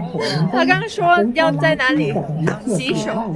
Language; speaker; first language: Chinese; non-native, learner; Vietnamese